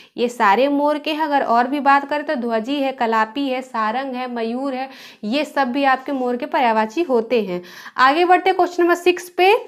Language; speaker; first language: Hindi; native; Hindi